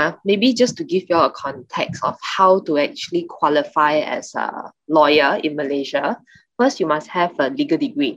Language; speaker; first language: English; non-native, local second language; Chinese